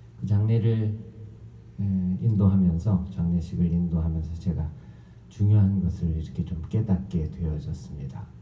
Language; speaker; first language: Korean; native; Korean